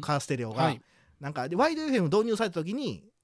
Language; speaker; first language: Japanese; native; Japanese